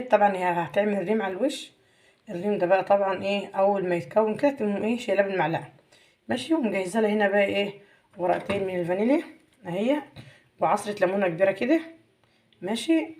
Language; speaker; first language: Arabic; native; Arabic